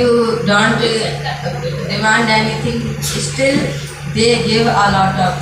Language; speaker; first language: English; non-native, learner; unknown